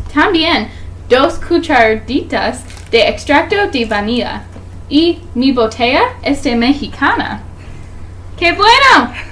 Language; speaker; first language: Spanish; non-native, learner; English